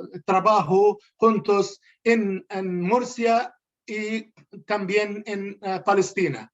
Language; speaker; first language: Spanish; non-native, learner; Arabic